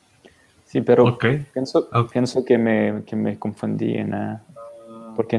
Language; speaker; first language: Spanish; non-native, learner; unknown